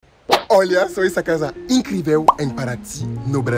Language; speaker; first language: Portuguese; non-native, fluent; French